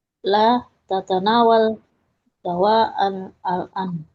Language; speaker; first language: Arabic; non-native, learner; Indonesian